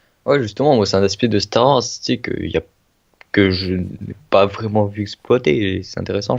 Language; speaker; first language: French; native; French